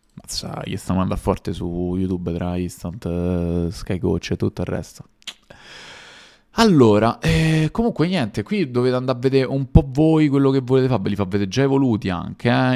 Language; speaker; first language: Italian; native; Italian